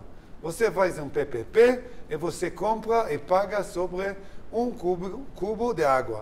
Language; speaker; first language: Portuguese; non-native, learner; Hebrew